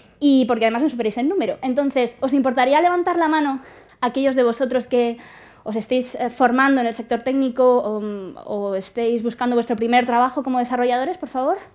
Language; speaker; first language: Spanish; native; Spanish